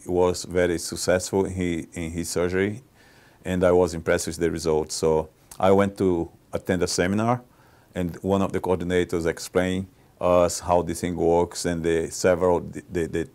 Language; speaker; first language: English; non-native, fluent; Portuguese